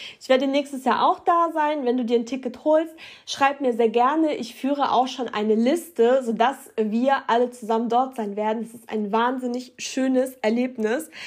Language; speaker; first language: German; early bilingual, other home language; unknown